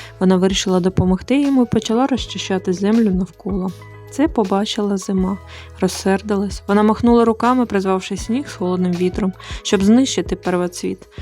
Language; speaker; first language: Ukrainian; non-native, fluent; Bulgarian